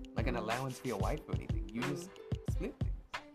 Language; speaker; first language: English; native; English